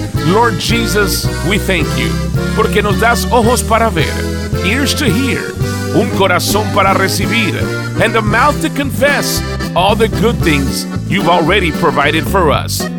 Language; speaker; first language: English; early bilingual, other home language; Spanish